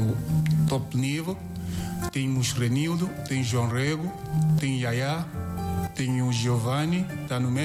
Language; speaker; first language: Portuguese; non-native, learner; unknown